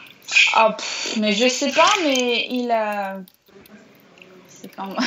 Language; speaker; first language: French; non-native, learner; Russian